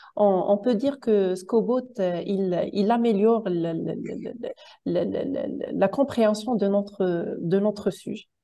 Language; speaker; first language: French; non-native, local second language; Arabic